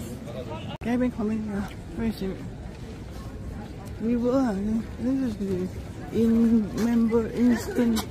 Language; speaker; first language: English; non-native, learner; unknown